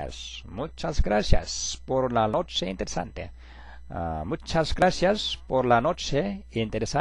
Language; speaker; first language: Spanish; non-native, fluent; Korean